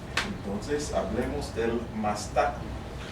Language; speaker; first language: Spanish; non-native, fluent; English